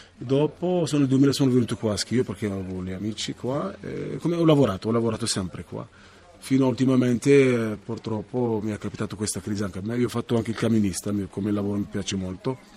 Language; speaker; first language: Italian; non-native, fluent; Arabic